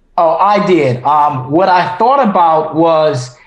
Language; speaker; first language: English; native; English